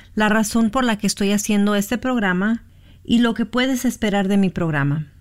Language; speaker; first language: Spanish; early bilingual, heritage; Spanish